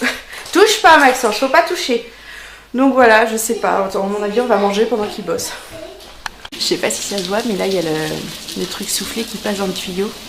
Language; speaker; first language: French; native; French